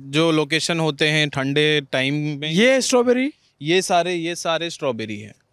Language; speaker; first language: Hindi; native; Hindi